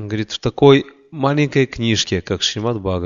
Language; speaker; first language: Russian; native; Russian